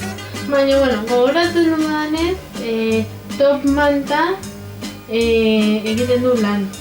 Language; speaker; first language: Basque; non-native, local second language; Spanish